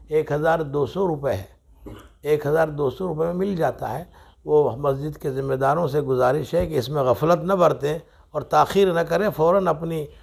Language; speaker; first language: Hindi; non-native, local second language; Urdu